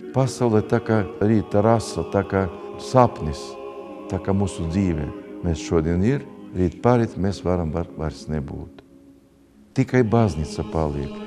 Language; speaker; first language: Latvian; non-native, local second language; Russian